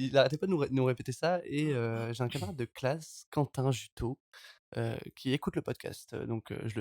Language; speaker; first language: French; native; French